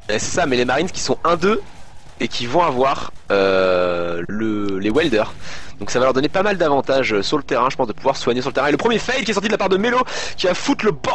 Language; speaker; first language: French; native; French